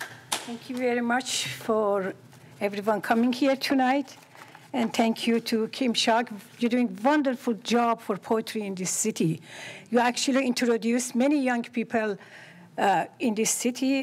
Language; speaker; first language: English; non-native, fluent; Persian